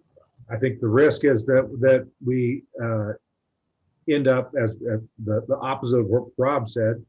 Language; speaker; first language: English; native; English